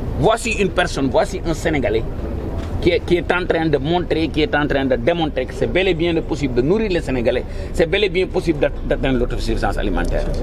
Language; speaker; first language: French; non-native, local second language; Wolof